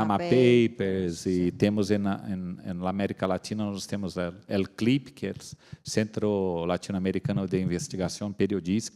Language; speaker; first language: Spanish; non-native, fluent; Portuguese